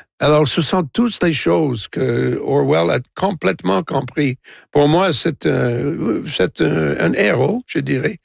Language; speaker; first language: French; non-native, local second language; English